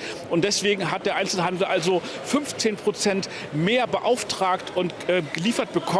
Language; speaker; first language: German; native; German